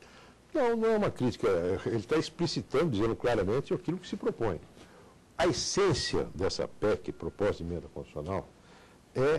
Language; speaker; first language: Portuguese; native; Portuguese